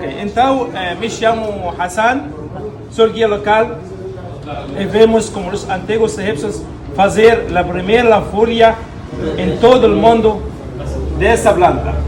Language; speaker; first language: Portuguese; non-native, learner; Arabic